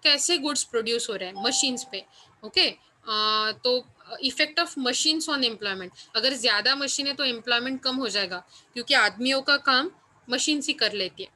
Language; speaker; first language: Hindi; non-native, local second language; Marathi